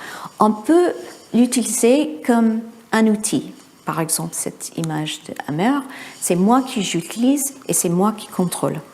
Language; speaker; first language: French; non-native, fluent; English